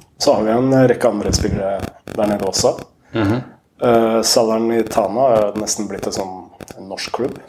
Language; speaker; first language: Norwegian; native; Norwegian